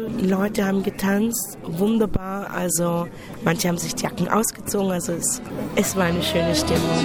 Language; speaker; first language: German; native; German